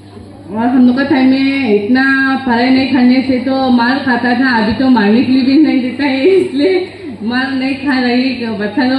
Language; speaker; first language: Hindi; non-native, local second language; Garo